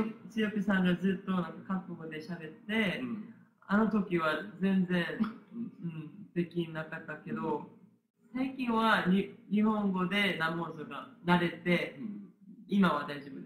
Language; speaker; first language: Japanese; non-native, learner; Korean